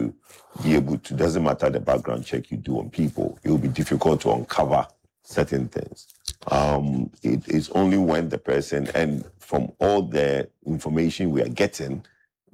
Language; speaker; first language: English; non-native, local second language; Akan